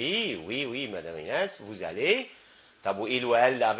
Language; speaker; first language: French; non-native, fluent; Arabic